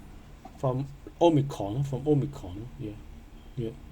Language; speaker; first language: English; non-native, learner; Cantonese